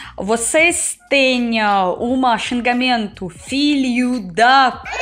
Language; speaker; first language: Portuguese; non-native, learner; Russian